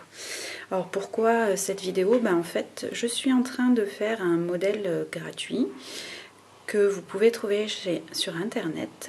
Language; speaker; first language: French; native; French